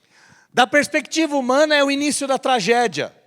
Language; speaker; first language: Portuguese; native; Portuguese